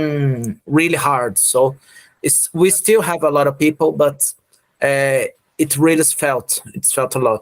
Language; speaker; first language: English; non-native, fluent; Portuguese